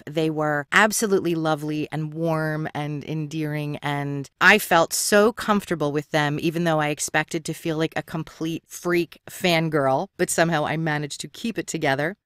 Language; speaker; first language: English; native; English